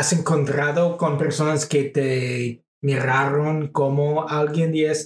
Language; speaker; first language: Spanish; non-native, fluent; English